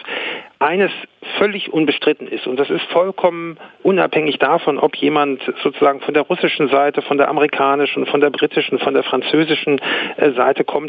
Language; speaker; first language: German; native; German